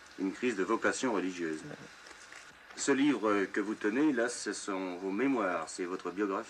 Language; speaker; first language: French; native; French